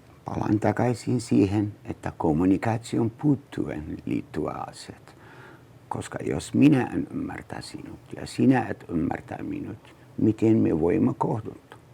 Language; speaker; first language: Finnish; non-native, learner; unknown